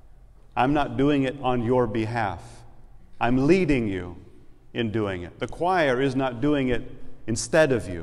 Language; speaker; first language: English; native; English